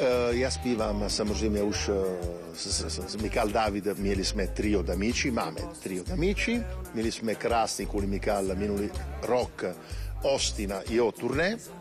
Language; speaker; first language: Czech; non-native, fluent; Italian